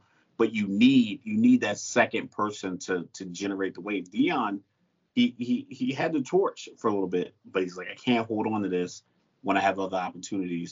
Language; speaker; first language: English; native; English